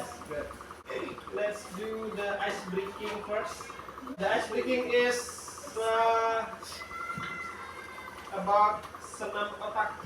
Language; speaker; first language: English; non-native, learner; Indonesian